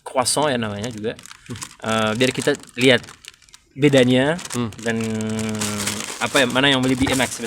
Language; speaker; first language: Indonesian; non-native, fluent; French